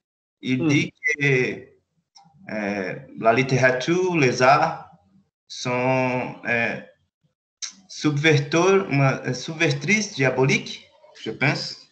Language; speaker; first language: French; non-native, learner; Portuguese